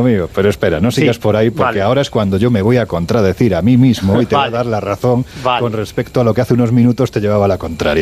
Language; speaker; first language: Spanish; native; Spanish